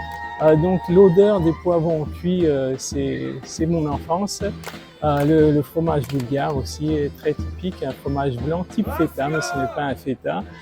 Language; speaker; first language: French; non-native, fluent; Bulgarian